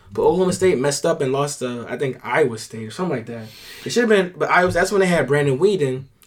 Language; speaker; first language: English; native; English